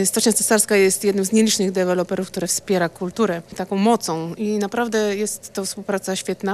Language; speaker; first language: Polish; native; Polish